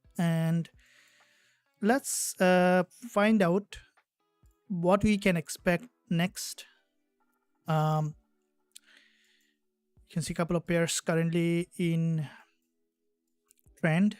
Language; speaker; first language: English; non-native, fluent; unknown